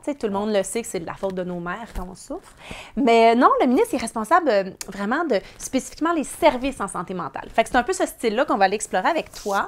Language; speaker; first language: French; native; French